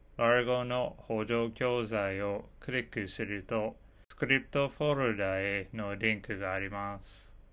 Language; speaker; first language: Japanese; non-native, fluent; English